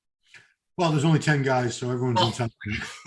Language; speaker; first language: English; native; English